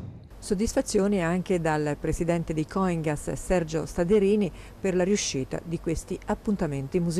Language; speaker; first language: Italian; native; Italian